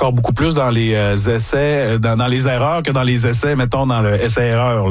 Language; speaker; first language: French; native; French